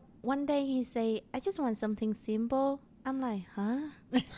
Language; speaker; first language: English; non-native, learner; Vietnamese